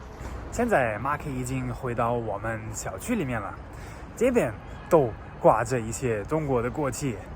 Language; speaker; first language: Chinese; non-native, fluent; German